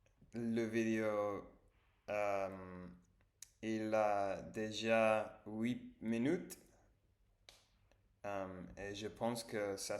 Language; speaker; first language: French; non-native, learner; English